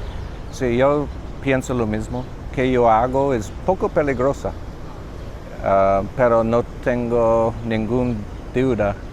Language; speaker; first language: Spanish; non-native, learner; English